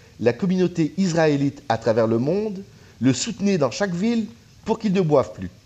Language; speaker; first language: French; native; French